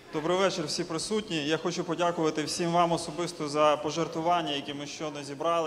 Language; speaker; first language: Ukrainian; native; Ukrainian